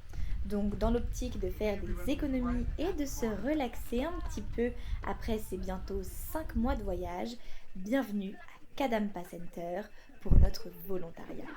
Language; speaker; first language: French; native; French